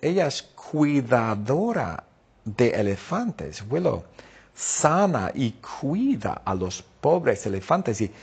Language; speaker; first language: Spanish; non-native, fluent; English